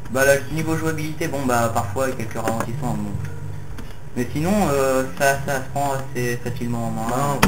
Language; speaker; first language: French; native; French